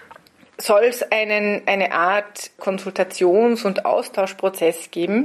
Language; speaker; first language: German; native; German